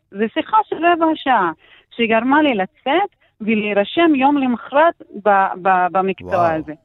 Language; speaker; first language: Hebrew; non-native, local second language; Arabic